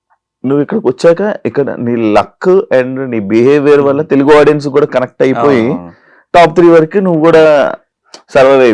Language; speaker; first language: Telugu; native; Telugu